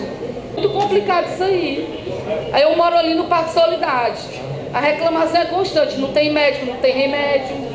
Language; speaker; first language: Portuguese; native; Portuguese